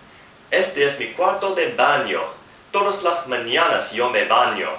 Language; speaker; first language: Spanish; non-native, learner; English